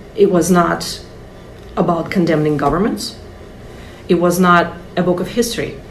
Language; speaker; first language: English; non-native, fluent; Russian